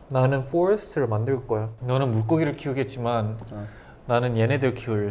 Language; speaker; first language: Korean; early bilingual, heritage; Korean